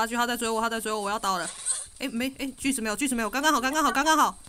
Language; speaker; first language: Chinese; native; Chinese